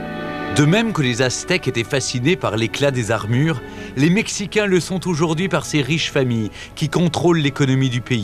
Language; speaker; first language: French; native; French